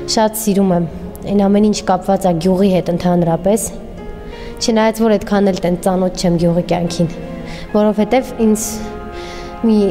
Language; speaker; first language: Armenian; native; Armenian